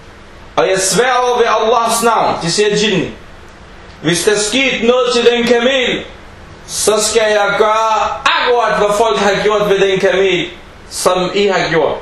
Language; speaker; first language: Danish; early bilingual, other home language; Arabic